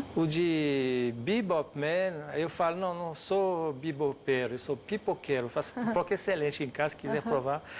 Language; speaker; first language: Portuguese; non-native, fluent; French